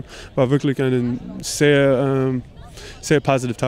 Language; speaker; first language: German; non-native, fluent; English